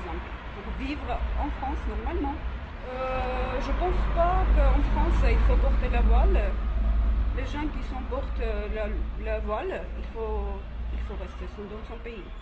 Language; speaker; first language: French; non-native, learner; Armenian